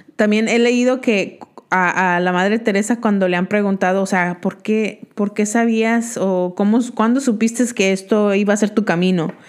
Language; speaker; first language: Spanish; early bilingual, heritage; Spanish